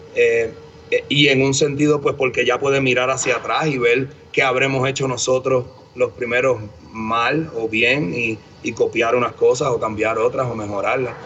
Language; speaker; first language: Spanish; native; Spanish